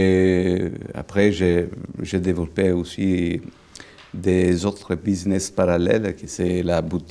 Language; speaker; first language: French; non-native, fluent; Italian